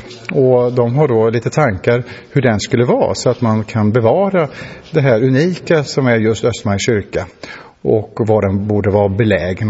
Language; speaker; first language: Swedish; native; Swedish